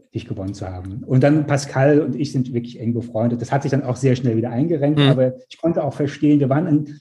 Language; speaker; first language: German; native; German